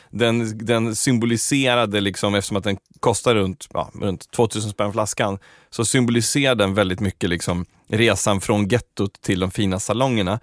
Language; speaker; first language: Swedish; native; Swedish